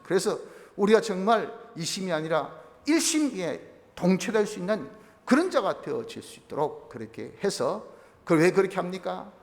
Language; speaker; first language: Korean; native; Korean